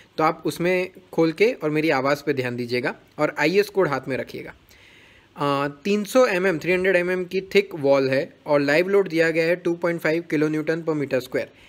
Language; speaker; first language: Hindi; non-native, local second language; Gujarati